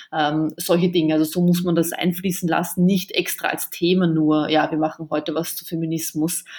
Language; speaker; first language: German; early bilingual, other home language; Bosnian